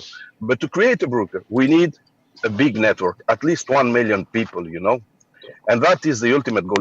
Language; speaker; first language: English; non-native, fluent; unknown